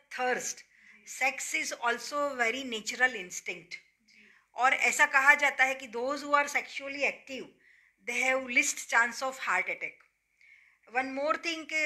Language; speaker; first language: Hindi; non-native, local second language; Gujarati